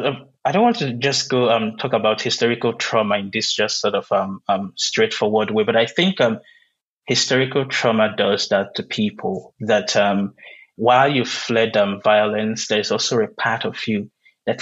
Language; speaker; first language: English; non-native, local second language; Igbo